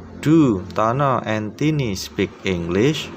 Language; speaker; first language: English; non-native, fluent; Indonesian